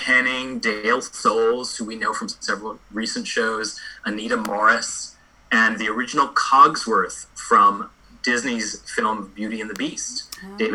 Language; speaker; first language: English; native; English